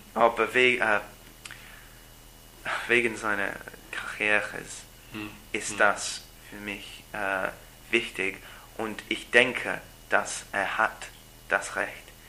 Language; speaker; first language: German; non-native, learner; English